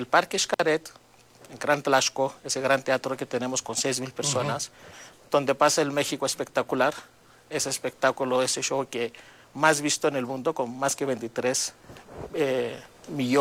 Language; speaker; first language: Spanish; non-native, fluent; Greek